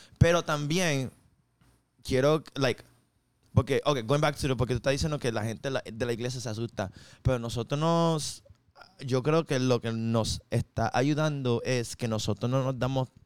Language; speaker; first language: Spanish; early bilingual, heritage; Spanish